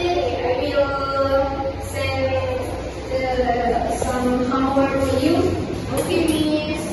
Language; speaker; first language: English; non-native, learner; Indonesian